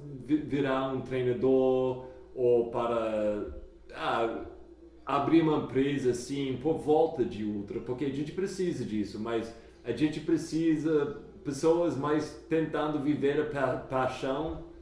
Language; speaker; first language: Portuguese; non-native, fluent; English